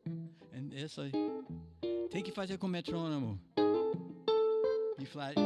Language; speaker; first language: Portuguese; non-native, fluent; English